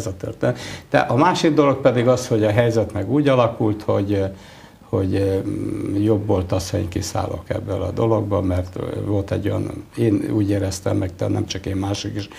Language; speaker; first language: Hungarian; native; Hungarian